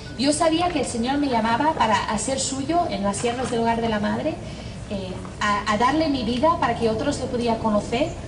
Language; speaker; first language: Spanish; non-native, fluent; English